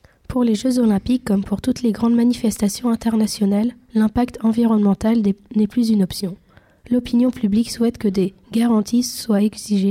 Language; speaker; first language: French; native; French